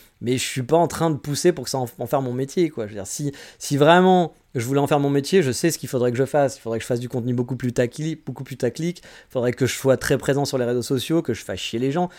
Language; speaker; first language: French; native; French